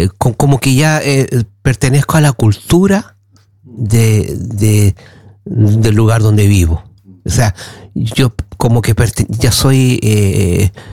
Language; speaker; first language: Spanish; native; Spanish